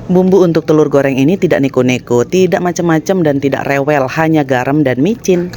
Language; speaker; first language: Indonesian; non-native, local second language; Sasak